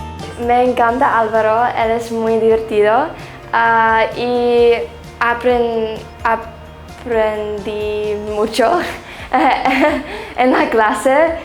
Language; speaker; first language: Spanish; non-native, learner; English